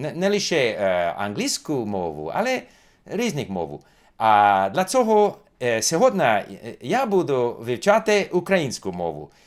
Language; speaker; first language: Ukrainian; non-native, learner; English